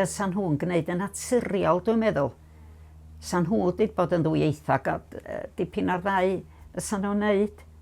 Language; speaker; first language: Welsh; native; Welsh